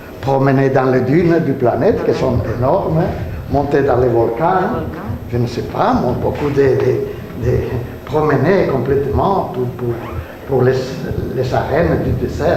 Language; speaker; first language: French; non-native, learner; Spanish